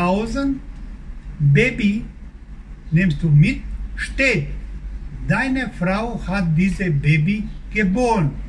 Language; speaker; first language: German; non-native, learner; Croatian